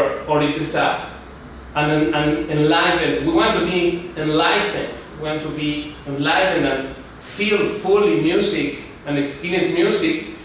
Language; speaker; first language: English; non-native, fluent; Spanish